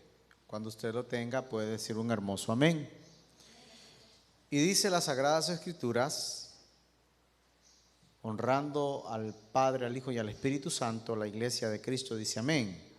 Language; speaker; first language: Spanish; native; Spanish